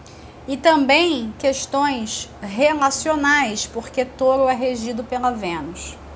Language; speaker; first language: Portuguese; native; Portuguese